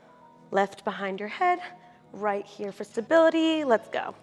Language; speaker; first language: English; native; English